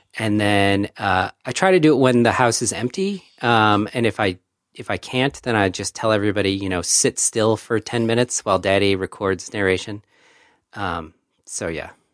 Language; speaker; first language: English; native; English